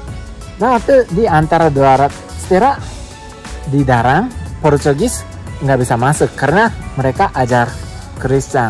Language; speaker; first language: Indonesian; non-native, learner; Japanese